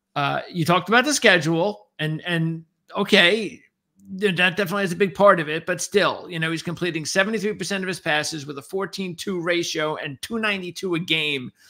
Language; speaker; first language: English; native; English